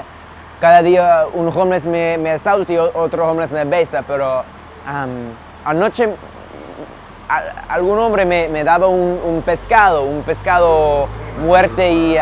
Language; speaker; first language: Spanish; non-native, fluent; English